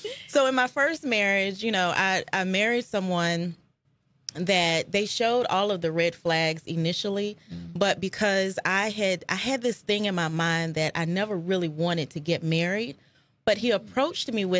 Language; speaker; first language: English; native; English